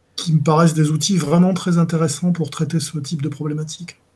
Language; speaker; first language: French; native; French